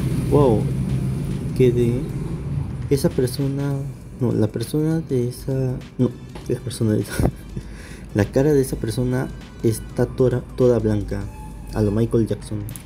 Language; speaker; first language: Spanish; native; Spanish